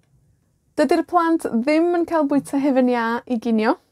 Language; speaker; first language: Welsh; non-native, fluent; Spanish